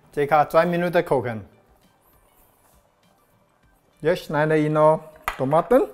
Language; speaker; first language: German; non-native, learner; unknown